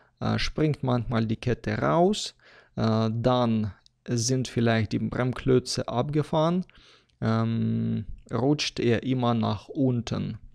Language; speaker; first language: German; non-native, fluent; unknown